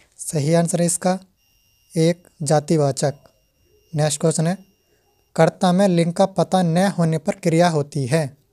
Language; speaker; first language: Hindi; native; Hindi